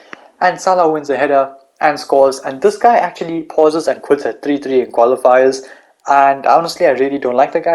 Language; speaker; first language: English; native; English